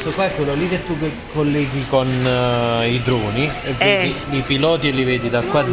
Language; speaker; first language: Italian; non-native, learner; Portuguese